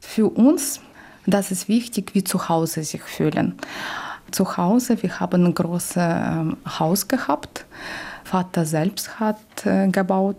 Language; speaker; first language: German; non-native, learner; Ukrainian